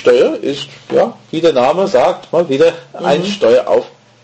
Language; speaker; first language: German; non-native, fluent; English